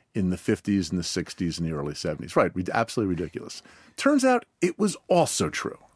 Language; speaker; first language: English; native; English